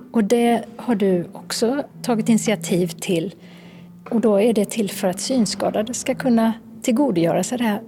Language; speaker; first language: Swedish; native; Swedish